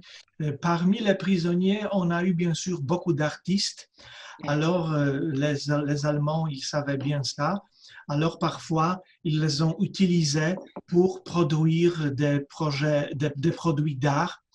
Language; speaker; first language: French; non-native, fluent; Polish